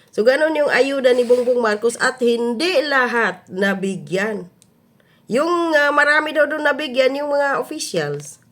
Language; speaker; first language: Filipino; non-native, local second language; Cebuano